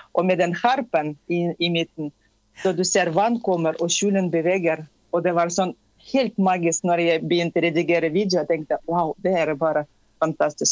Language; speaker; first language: Norwegian; non-native, fluent; Tatar